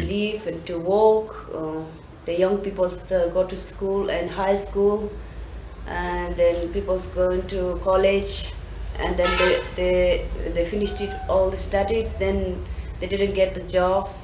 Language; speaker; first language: English; non-native, learner; Tibetan